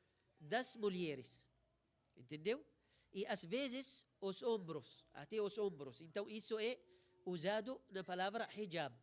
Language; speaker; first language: Portuguese; non-native, fluent; Arabic